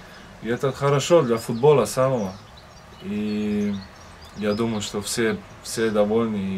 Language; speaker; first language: Russian; non-native, learner; Croatian